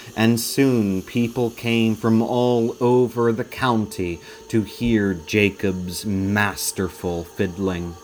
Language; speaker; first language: English; native; English